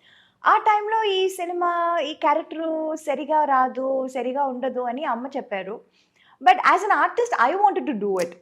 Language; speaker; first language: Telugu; non-native, local second language; Tamil